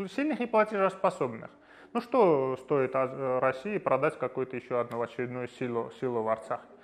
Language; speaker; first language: Russian; non-native, fluent; Armenian